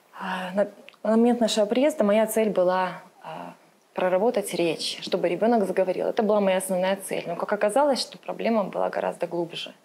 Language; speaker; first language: Russian; native; Russian